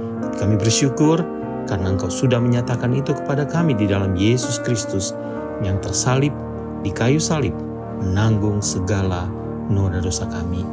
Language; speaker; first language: Indonesian; native; Indonesian